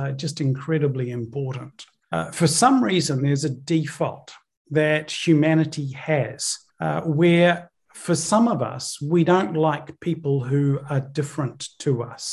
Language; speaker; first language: English; native; English